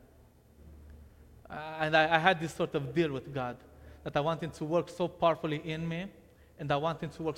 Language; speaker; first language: English; non-native, fluent; Romanian